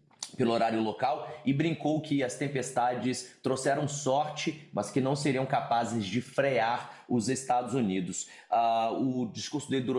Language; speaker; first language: Portuguese; native; Portuguese